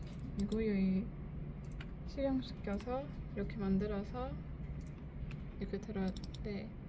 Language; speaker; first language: Korean; non-native, learner; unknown